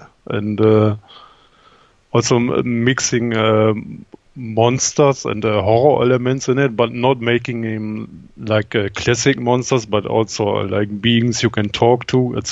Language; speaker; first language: English; non-native, fluent; German